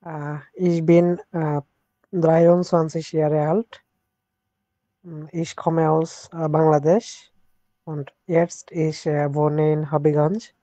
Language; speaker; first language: German; non-native, learner; Bangla